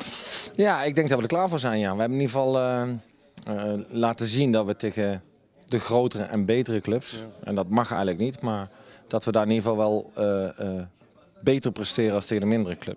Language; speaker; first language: Dutch; native; Dutch